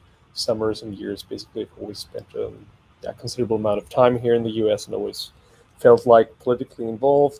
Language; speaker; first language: English; non-native, fluent; German